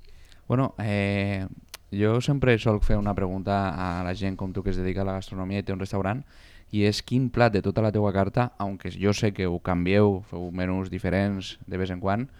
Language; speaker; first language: Catalan; native; Catalan